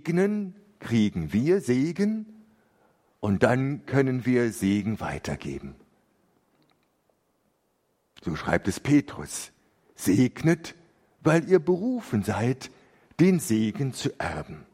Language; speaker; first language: German; native; German